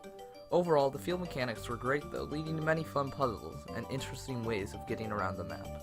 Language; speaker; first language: English; native; English